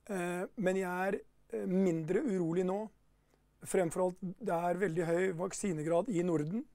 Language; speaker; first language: Norwegian; native; Norwegian